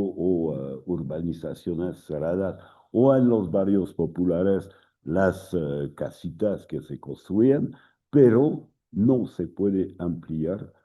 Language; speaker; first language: Spanish; non-native, fluent; French